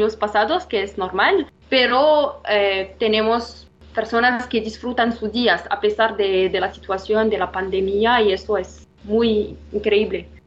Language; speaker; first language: Spanish; non-native, fluent; Arabic